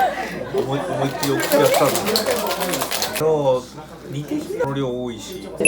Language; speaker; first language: Japanese; native; Japanese